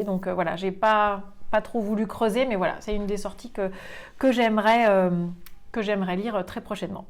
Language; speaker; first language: French; native; French